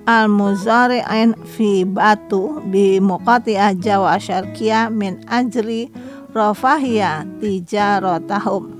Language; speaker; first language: Arabic; non-native, fluent; Indonesian